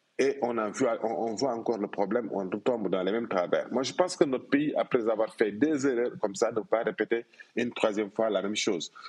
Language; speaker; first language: French; non-native, local second language; Wolof